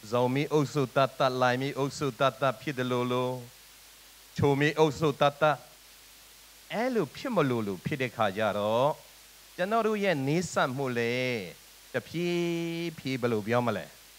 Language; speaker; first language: Burmese; non-native, local second language; Tedim Chin